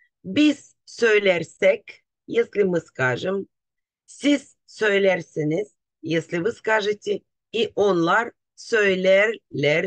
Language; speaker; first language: Turkish; non-native, fluent; Russian